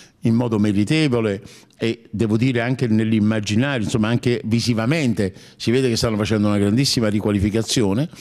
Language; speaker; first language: Italian; native; Italian